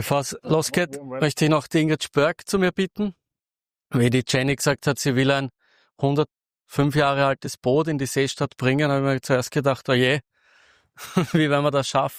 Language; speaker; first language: German; native; German